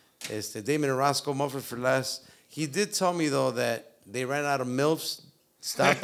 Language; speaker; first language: English; early bilingual, other home language; Spanish